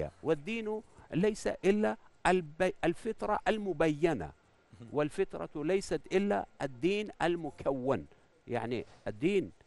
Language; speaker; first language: Arabic; non-native, fluent; Persian